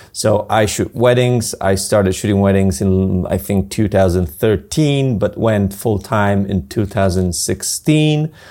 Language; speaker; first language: English; non-native, fluent; Polish